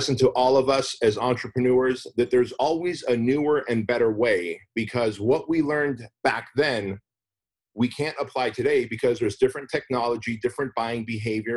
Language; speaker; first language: English; early bilingual, other home language; Armenian